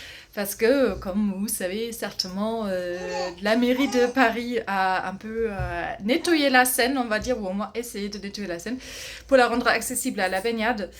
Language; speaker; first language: French; non-native, fluent; German